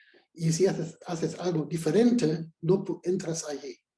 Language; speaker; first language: Spanish; non-native, fluent; German